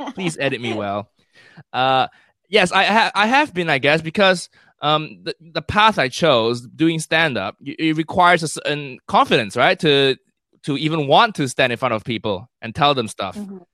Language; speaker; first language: English; non-native, local second language; Cantonese